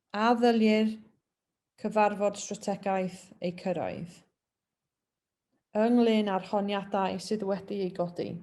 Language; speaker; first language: Welsh; native; Welsh